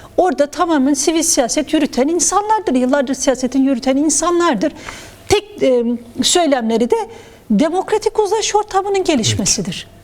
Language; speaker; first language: Turkish; non-native, local second language; Kurdish